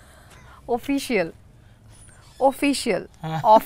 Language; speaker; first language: Telugu; non-native, learner; Bangla